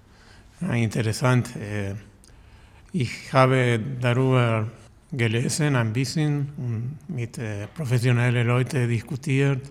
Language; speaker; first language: German; non-native, learner; Spanish